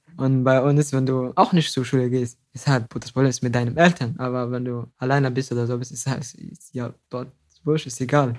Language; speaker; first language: German; non-native, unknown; Somali